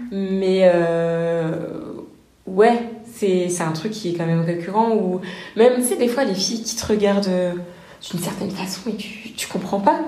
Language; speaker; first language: French; native; French